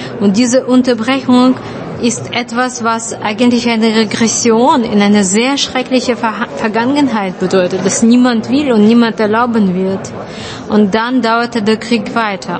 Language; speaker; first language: German; non-native, fluent; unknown